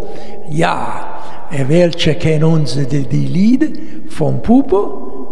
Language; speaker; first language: German; non-native, learner; Italian